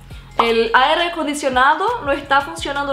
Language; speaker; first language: Spanish; non-native, fluent; Portuguese